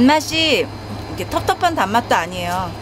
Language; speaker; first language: Korean; native; Korean